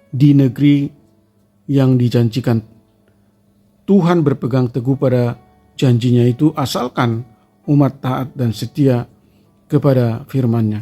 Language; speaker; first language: Indonesian; native; Indonesian